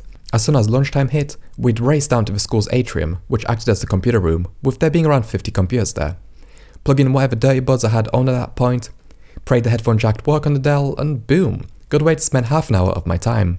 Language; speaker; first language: English; native; English